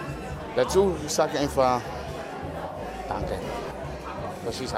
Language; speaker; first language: German; non-native, fluent; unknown